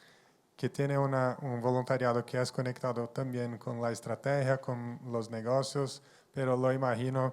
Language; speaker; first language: Spanish; non-native, fluent; Portuguese